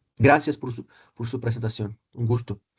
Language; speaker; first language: Spanish; non-native, fluent; Portuguese